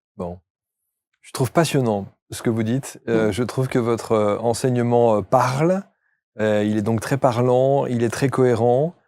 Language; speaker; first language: French; native; French